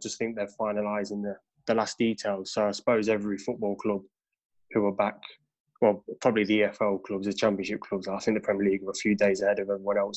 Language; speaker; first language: English; native; English